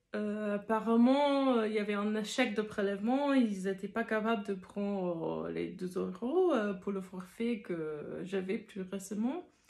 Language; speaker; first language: French; non-native, fluent; English